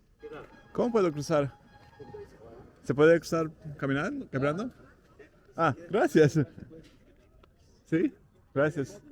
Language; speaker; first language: Spanish; non-native, learner; English